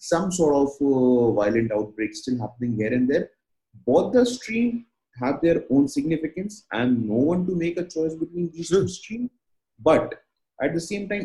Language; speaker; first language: English; non-native, local second language; Hindi